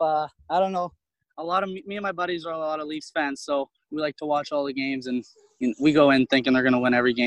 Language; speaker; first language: English; native; English